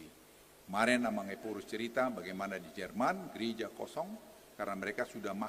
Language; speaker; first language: Indonesian; native; Indonesian